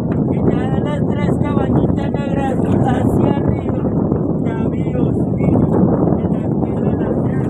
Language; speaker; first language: Spanish; native; Spanish